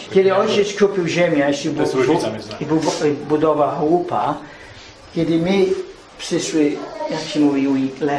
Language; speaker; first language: Polish; early bilingual, heritage; English